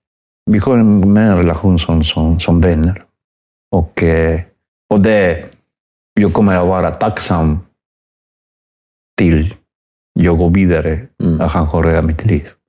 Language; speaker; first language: Swedish; non-native, fluent; Spanish